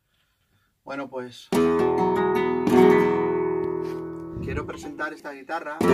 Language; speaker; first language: Spanish; native; Spanish